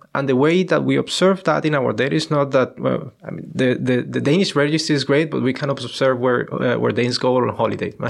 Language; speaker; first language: English; non-native, fluent; Spanish